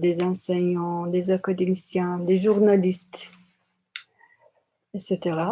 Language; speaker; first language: French; non-native, learner; Turkish